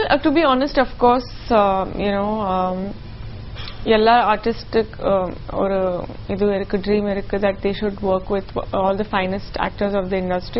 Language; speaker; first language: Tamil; non-native, local second language; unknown